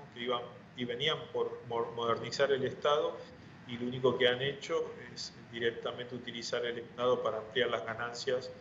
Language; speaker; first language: Spanish; native; Spanish